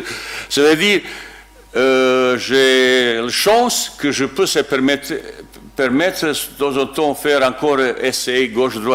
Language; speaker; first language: French; non-native, learner; Bosnian